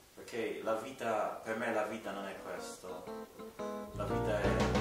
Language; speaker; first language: Italian; non-native, learner; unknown